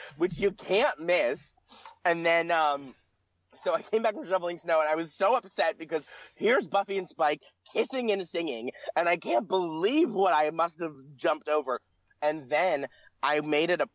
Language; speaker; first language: English; native; English